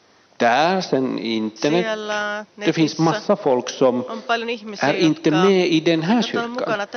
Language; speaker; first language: Swedish; non-native, fluent; Finnish